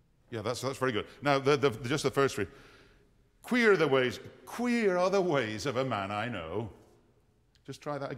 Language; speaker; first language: English; native; English